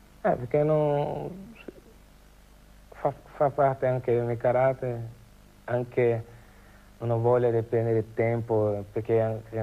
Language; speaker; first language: Italian; non-native, learner; Portuguese